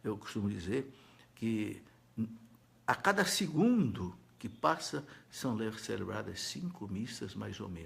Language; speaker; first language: Portuguese; native; Portuguese